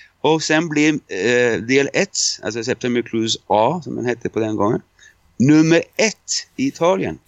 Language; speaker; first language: Swedish; non-native, fluent; Italian